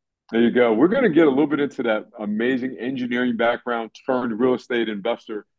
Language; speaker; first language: English; native; English